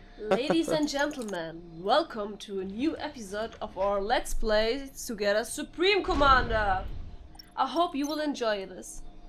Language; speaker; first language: English; non-native, learner; German